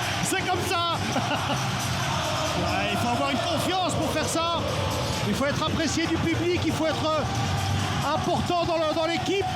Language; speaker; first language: French; native; French